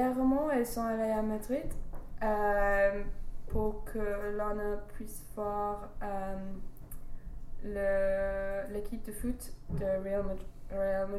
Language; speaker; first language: French; non-native, fluent; English